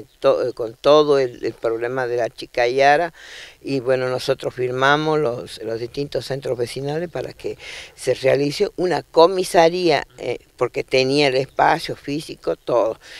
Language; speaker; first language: Spanish; native; Spanish